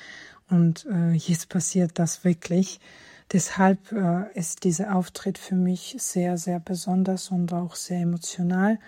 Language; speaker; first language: German; non-native, fluent; Georgian